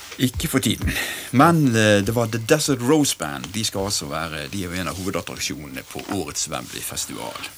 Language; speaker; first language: Norwegian; native; Norwegian